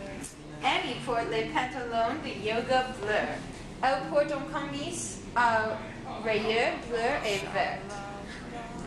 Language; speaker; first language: French; non-native, learner; English